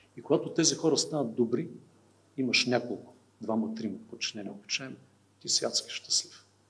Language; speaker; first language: Bulgarian; native; Bulgarian